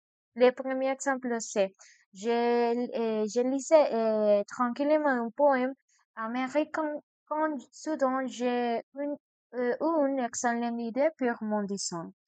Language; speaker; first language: French; non-native, learner; Spanish